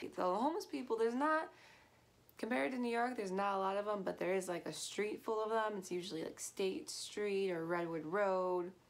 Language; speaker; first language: English; native; English